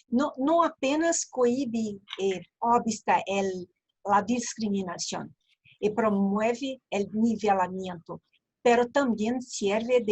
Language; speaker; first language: Spanish; non-native, learner; Portuguese